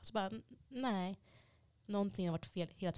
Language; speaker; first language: Swedish; early bilingual, other home language; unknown